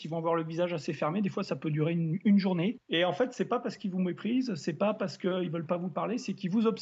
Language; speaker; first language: French; native; French